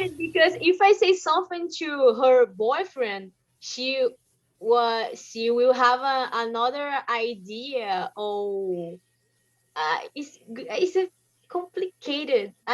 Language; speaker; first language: English; non-native, learner; Portuguese